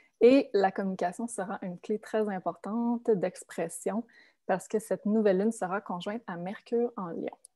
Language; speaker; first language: French; native; French